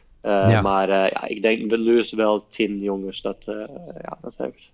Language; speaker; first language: Dutch; non-native, fluent; Norwegian